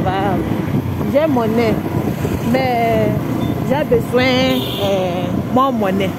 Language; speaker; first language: French; non-native, learner; Yoruba